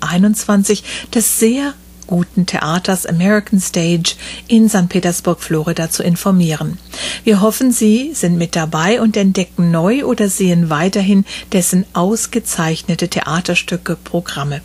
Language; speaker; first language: German; native; German